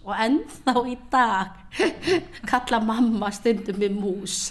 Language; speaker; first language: Icelandic; early bilingual, other home language; Vietnamese